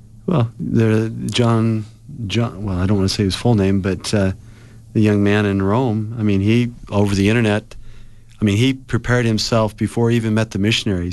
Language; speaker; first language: English; native; English